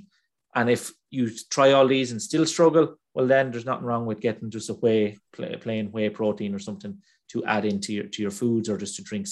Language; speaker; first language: English; native; English